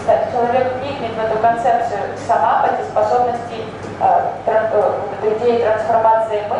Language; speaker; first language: Russian; native; Russian